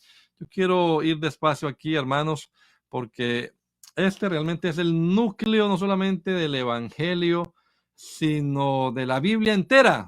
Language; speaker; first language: Spanish; native; Spanish